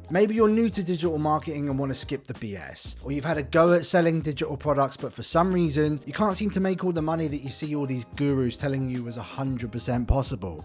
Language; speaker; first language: English; native; English